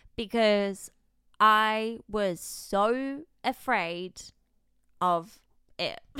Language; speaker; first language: English; native; English